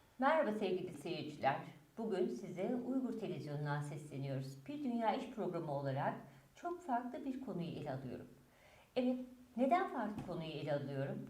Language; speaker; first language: Turkish; native; Turkish